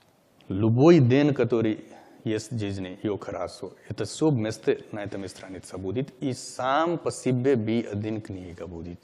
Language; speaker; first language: Russian; non-native, learner; Hindi